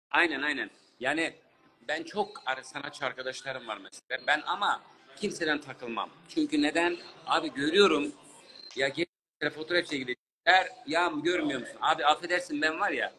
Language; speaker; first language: Turkish; native; Turkish